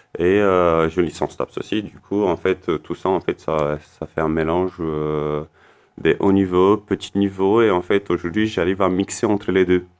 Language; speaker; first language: French; non-native, fluent; Romanian